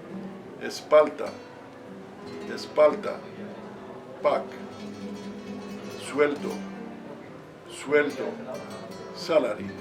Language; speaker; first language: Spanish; non-native, fluent; English